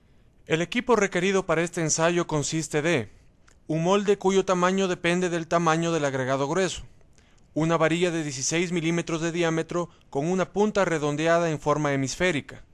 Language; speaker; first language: Spanish; native; Spanish